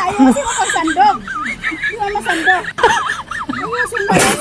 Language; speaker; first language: Filipino; non-native, local second language; Cebuano